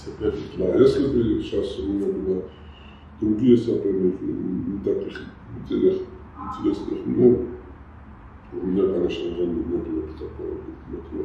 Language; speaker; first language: Russian; non-native, fluent; Georgian